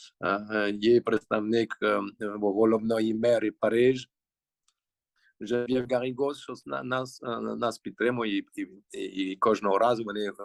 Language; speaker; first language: Ukrainian; early bilingual, heritage; Ukrainian